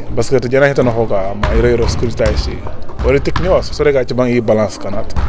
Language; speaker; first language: Japanese; non-native, fluent; Wolof